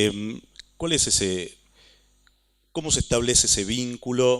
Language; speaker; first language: Spanish; native; Spanish